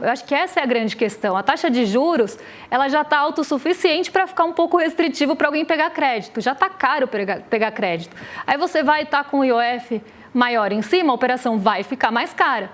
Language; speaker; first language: Portuguese; native; Portuguese